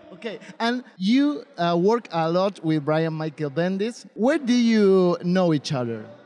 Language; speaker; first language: English; non-native, learner; Spanish